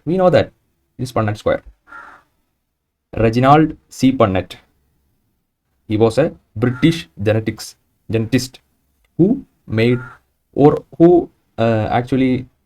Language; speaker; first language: English; non-native, local second language; Malayalam